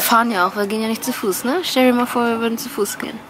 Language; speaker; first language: German; native; German